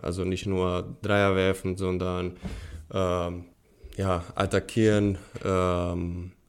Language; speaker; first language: German; non-native, fluent; Bosnian